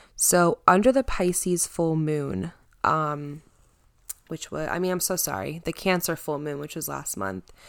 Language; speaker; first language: English; native; English